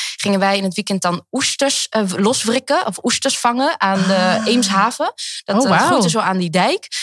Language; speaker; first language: Dutch; early bilingual, other home language; Vietnamese